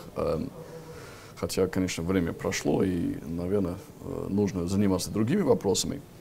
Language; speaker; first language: Russian; non-native, fluent; English